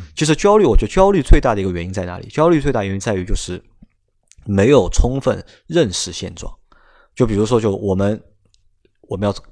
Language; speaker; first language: Chinese; non-native, local second language; Wu Chinese